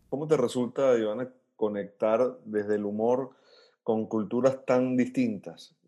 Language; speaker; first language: Spanish; native; Spanish